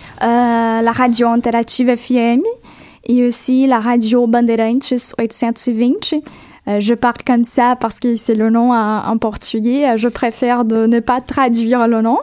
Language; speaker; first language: French; non-native, fluent; Portuguese